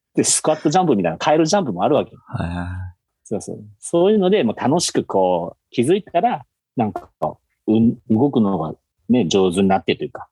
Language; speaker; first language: Japanese; native; Japanese